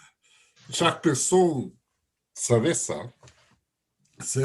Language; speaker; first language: French; non-native, learner; Russian